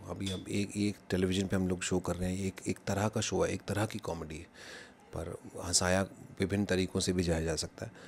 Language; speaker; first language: Hindi; non-native, local second language; Punjabi